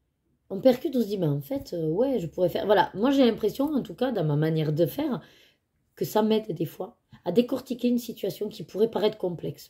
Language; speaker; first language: French; native; French